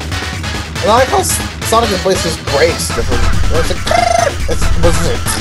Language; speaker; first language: English; native; English